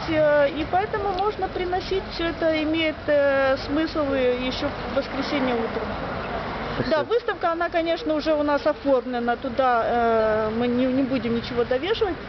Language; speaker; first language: Russian; native; Russian